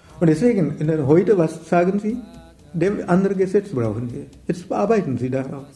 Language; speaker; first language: German; non-native, learner; Sinhala